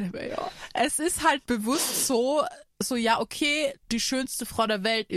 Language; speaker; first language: German; native; German